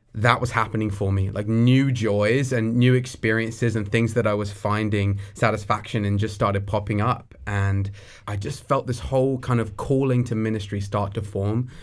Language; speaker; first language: English; native; English